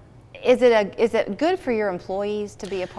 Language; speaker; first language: English; native; English